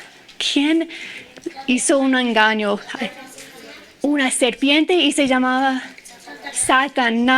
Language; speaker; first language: Spanish; non-native, fluent; English